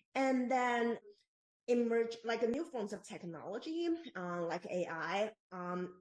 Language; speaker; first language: English; non-native, fluent; Chinese